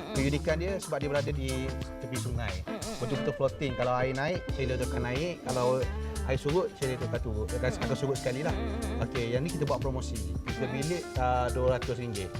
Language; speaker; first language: Malay; native; Malay